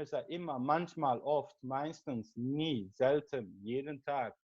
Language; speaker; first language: German; non-native, fluent; Turkish